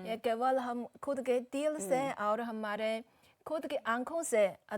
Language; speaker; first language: Hindi; non-native, fluent; Chinese